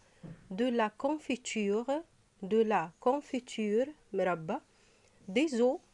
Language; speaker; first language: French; non-native, fluent; Arabic